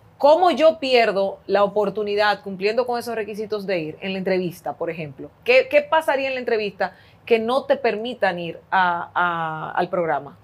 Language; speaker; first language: Spanish; native; Spanish